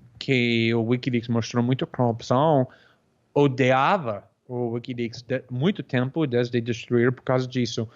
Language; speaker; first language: Portuguese; non-native, fluent; English